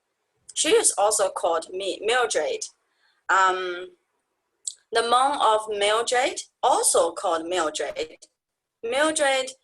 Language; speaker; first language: English; non-native, fluent; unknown